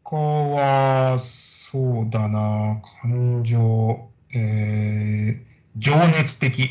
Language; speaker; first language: Japanese; native; Japanese